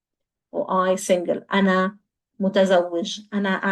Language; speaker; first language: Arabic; non-native, fluent; English